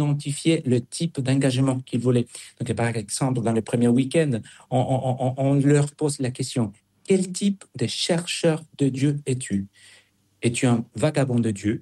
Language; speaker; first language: French; non-native, fluent; Spanish